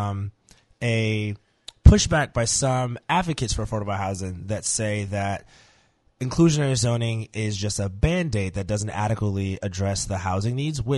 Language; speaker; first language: English; native; English